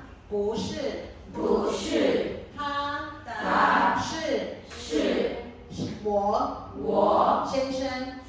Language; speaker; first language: Chinese; non-native, fluent; Filipino